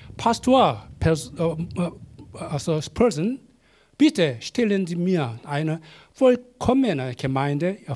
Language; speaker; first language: German; non-native, learner; Korean